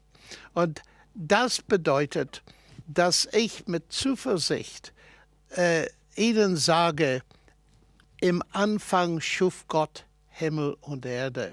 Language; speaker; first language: German; non-native, fluent; English